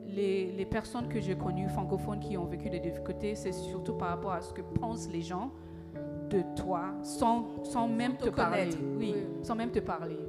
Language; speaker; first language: French; early bilingual, other home language; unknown